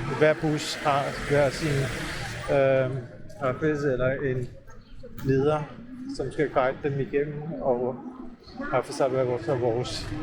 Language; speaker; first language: Danish; early bilingual, other home language; Urdu